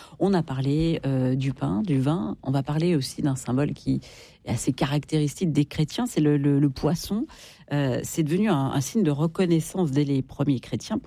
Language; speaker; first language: French; native; French